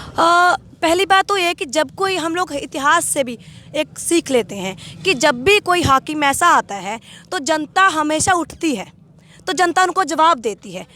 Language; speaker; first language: Hindi; non-native, local second language; Punjabi